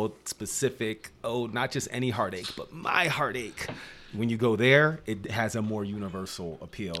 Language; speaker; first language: English; native; English